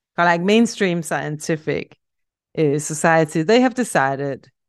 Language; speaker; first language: English; non-native, fluent; Danish